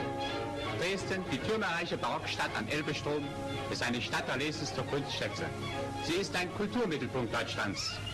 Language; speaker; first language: German; native; German